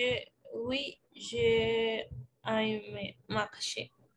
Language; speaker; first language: French; non-native, learner; Spanish